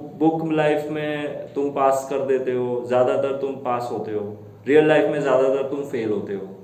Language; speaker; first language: Hindi; non-native, local second language; Gujarati